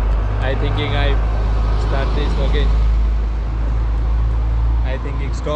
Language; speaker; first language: English; non-native, learner; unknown